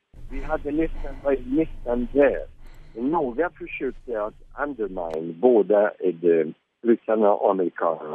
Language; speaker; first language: Swedish; early bilingual, heritage; Swedish